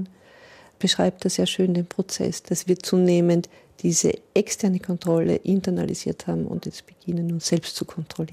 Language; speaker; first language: German; native; German